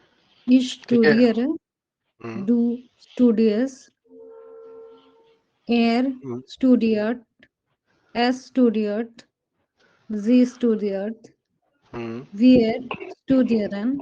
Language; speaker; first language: German; non-native, learner; Hindi